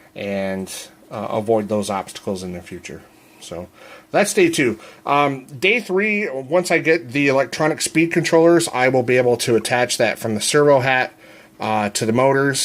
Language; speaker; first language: English; native; English